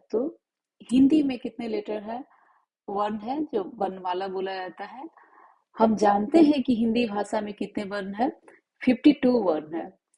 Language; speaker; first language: Hindi; native; Hindi